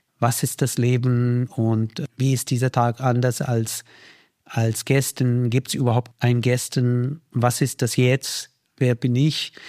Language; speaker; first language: German; non-native, fluent; Hindi